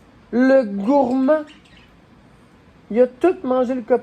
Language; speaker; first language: French; native; French